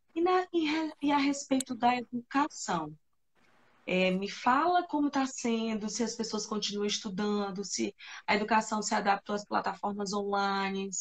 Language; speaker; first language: Portuguese; native; Portuguese